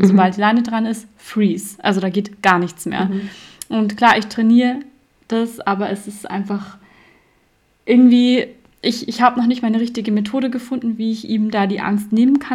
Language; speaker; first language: German; native; German